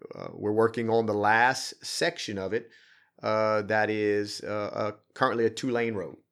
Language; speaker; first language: English; native; English